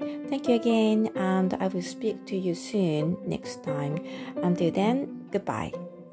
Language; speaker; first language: English; non-native, fluent; Japanese